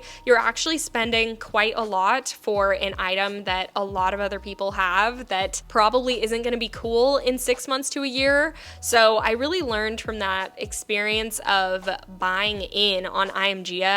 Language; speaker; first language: English; native; English